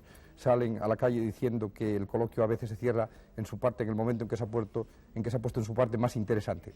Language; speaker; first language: Spanish; native; Spanish